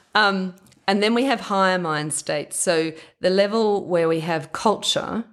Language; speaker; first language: English; native; English